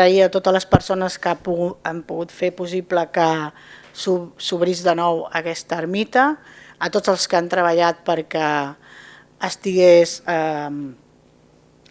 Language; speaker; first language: Catalan; non-native, local second language; Spanish